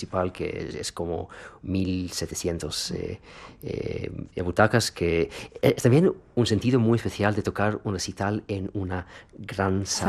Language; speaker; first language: Spanish; non-native, fluent; Russian